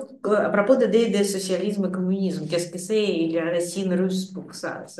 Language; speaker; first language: French; non-native, fluent; Russian